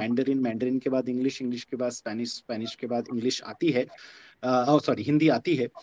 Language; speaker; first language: Hindi; non-native, local second language; Bangla